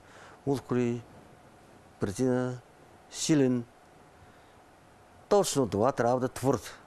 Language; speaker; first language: Bulgarian; non-native, learner; Chinese